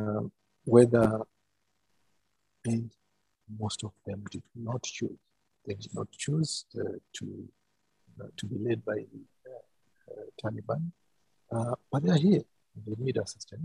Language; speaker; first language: English; non-native, local second language; Shona